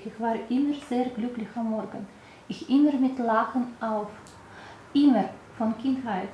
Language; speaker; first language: German; non-native, learner; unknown